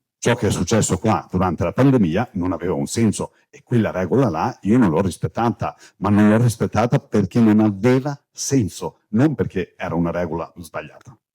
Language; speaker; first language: Italian; non-native, fluent; Turkish